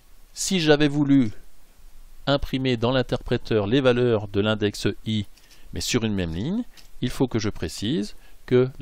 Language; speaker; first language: French; native; French